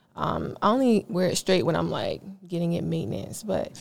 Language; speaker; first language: English; native; English